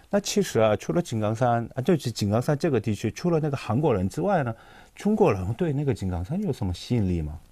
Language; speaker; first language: Chinese; non-native, fluent; Korean